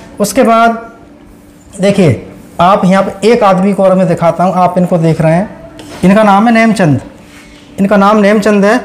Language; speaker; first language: Hindi; native; Hindi